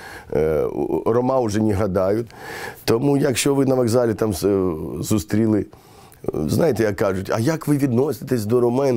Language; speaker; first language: Ukrainian; non-native, local second language; Romany